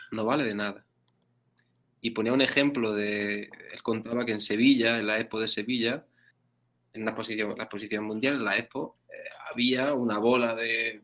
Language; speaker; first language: Spanish; native; Spanish